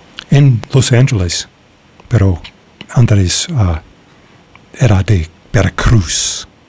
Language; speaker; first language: Spanish; non-native, learner; English